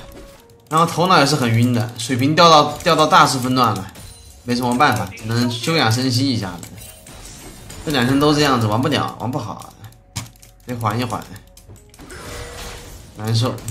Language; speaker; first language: Chinese; native; Chinese